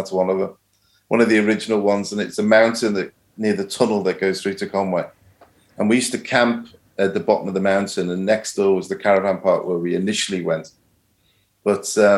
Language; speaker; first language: English; native; English